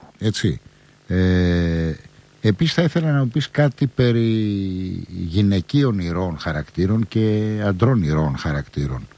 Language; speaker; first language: Greek; native; Greek